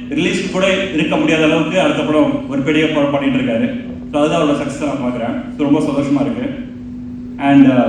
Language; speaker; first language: Tamil; native; Tamil